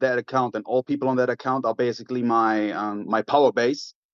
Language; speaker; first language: English; non-native, fluent; German